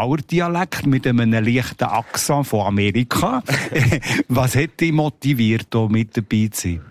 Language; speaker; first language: German; native; German